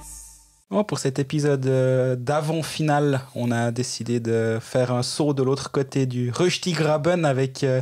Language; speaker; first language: French; native; French